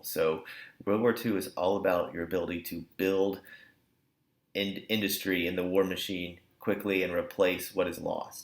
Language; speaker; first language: English; native; English